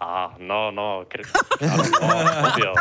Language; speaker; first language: Spanish; non-native, learner; English